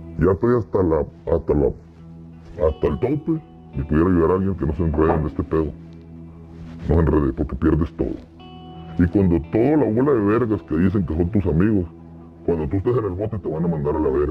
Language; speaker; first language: Spanish; native; Spanish